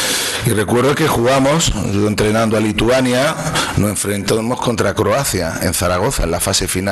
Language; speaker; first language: Spanish; native; Spanish